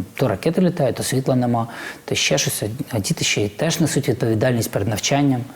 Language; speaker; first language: Ukrainian; non-native, local second language; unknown